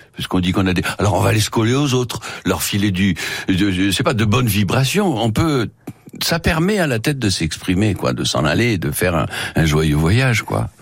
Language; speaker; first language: French; non-native, local second language; Spanish